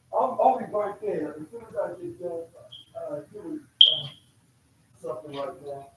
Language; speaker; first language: English; native; English